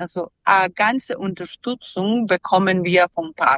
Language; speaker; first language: German; non-native, learner; Serbian